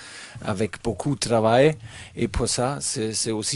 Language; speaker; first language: French; non-native, learner; German